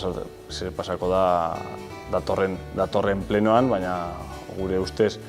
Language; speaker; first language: Basque; non-native, local second language; Spanish